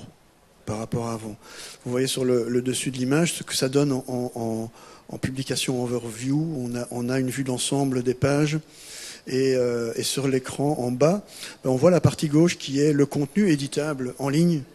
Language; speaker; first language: French; native; French